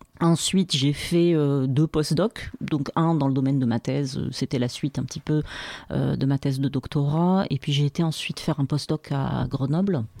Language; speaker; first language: French; non-native, local second language; Arabic